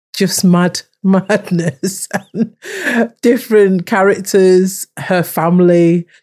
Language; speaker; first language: English; early bilingual, other home language; Yoruba